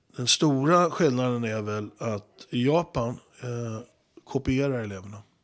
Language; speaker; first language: Swedish; native; Swedish